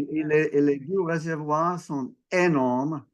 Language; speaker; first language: French; non-native, learner; English